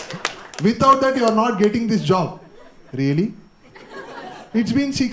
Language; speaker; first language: English; non-native, local second language; Tamil